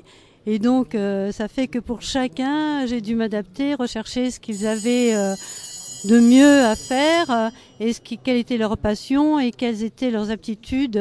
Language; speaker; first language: French; native; French